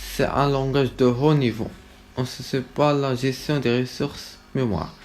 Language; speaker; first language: French; non-native, local second language; Arabic